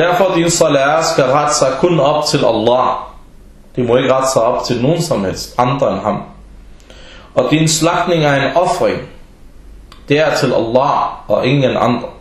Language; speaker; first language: Danish; early bilingual, other home language; Arabic